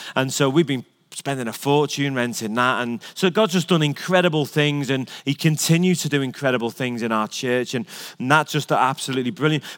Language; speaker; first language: English; native; English